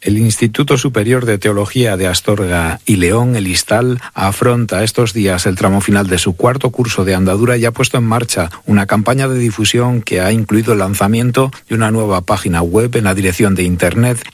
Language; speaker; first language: Spanish; native; Spanish